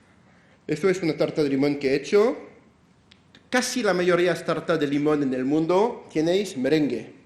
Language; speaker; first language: Spanish; non-native, fluent; French